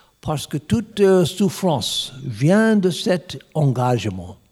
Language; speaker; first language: French; non-native, learner; English